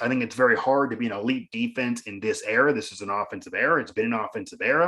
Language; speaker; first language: English; native; English